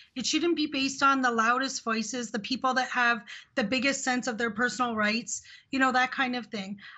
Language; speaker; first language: English; early bilingual, other home language; Hindi